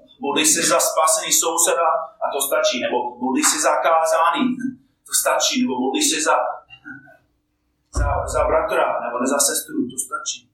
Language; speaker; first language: Czech; non-native, fluent; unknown